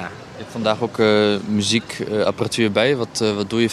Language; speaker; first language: Dutch; native; Dutch